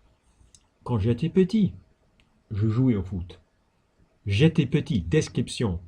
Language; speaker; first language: French; non-native, fluent; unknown